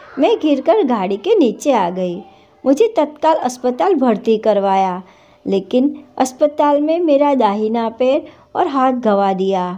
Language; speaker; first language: Hindi; non-native, local second language; Gujarati